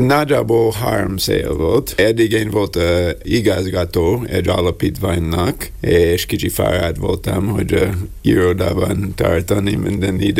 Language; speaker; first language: Hungarian; non-native, learner; English